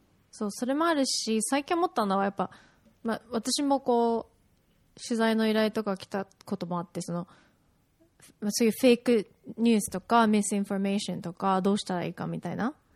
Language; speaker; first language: Japanese; early bilingual, heritage; Japanese